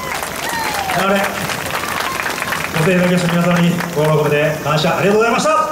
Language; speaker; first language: Japanese; native; Japanese